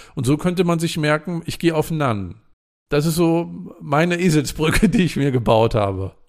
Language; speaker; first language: German; native; German